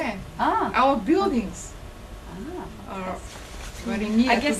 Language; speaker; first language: English; non-native, fluent; Bulgarian